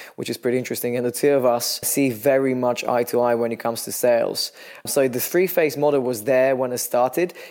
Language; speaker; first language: English; non-native, fluent; Bulgarian